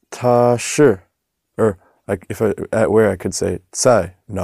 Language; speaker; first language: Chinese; non-native, learner; English